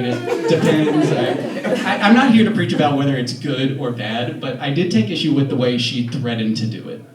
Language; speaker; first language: English; native; English